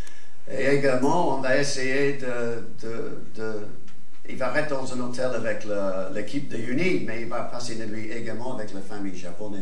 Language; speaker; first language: French; non-native, fluent; English